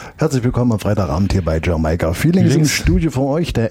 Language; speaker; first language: German; native; German